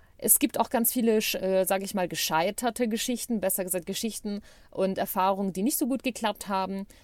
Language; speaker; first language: German; non-native, fluent; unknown